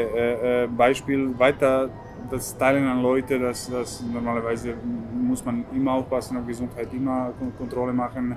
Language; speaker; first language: German; non-native, fluent; Serbian